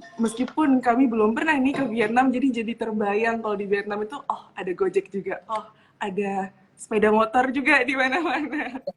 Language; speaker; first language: Indonesian; native; Indonesian